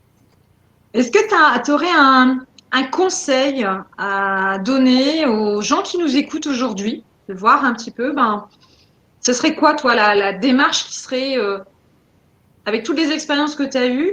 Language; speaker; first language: French; native; French